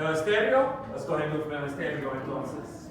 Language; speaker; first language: Spanish; non-native, fluent; English